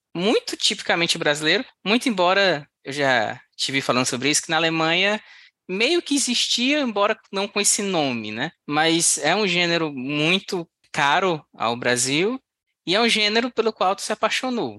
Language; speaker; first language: Portuguese; native; Portuguese